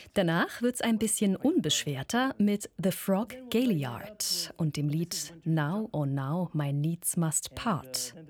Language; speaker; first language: German; native; German